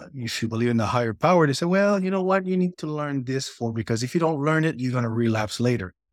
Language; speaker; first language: English; native; English